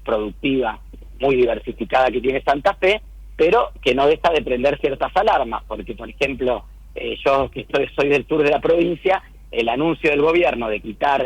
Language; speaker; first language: Spanish; native; Spanish